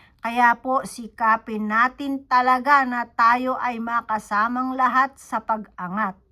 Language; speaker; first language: Filipino; native; Filipino